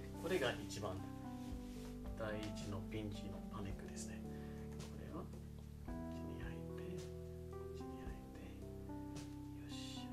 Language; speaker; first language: Japanese; non-native, learner; English